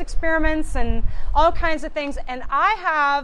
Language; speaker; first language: English; native; English